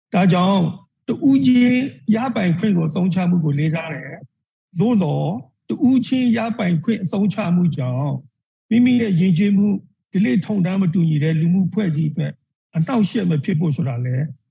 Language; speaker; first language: Burmese; non-native, local second language; Karen languages